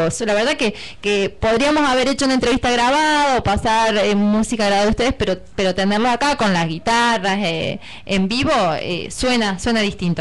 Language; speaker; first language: Spanish; native; Spanish